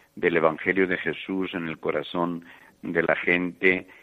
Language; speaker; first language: Spanish; native; Spanish